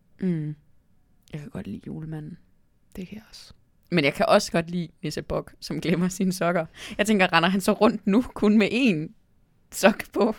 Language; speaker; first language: Danish; native; Danish